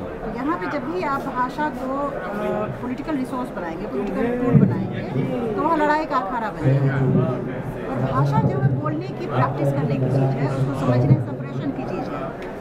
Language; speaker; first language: Hindi; non-native, local second language; Maithili